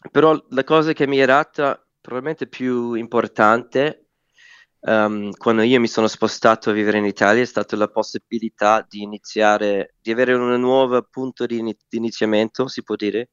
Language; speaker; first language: Italian; non-native, fluent; English